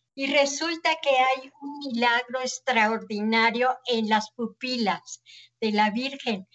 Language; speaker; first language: Spanish; native; Spanish